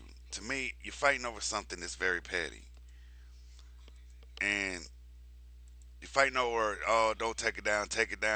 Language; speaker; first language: English; native; English